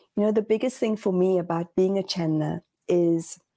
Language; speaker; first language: English; native; English